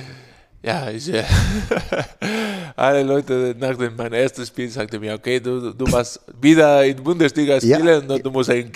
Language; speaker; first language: German; non-native, learner; Spanish